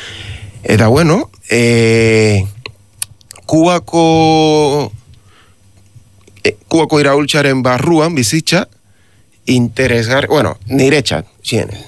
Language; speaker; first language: Basque; non-native, learner; Spanish